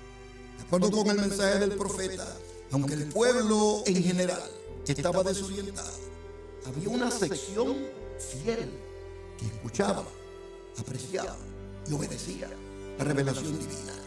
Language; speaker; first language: Spanish; native; Spanish